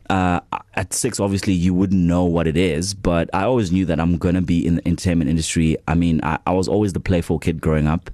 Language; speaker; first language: English; non-native, local second language; Zulu